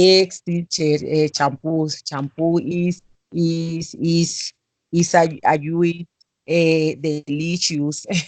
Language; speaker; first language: English; non-native, learner; Spanish